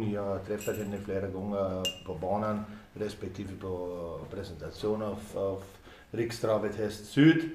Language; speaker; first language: Swedish; non-native, fluent; German